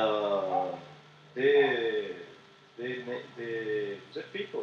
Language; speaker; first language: English; non-native, learner; Portuguese